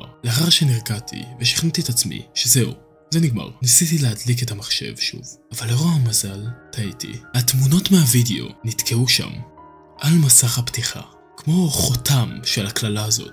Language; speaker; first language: Hebrew; native; Hebrew